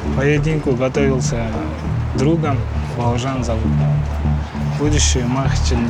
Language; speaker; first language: Russian; non-native, local second language; Kazakh